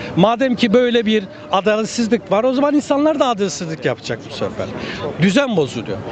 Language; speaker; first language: Turkish; native; Turkish